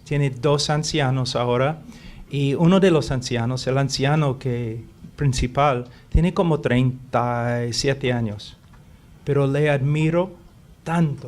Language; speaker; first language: Spanish; non-native, fluent; English